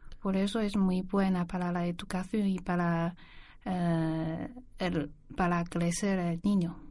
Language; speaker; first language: Spanish; non-native, learner; Chinese